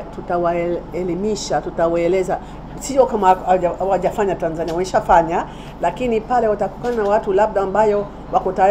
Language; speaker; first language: Swahili; non-native, fluent; Seselwa Creole French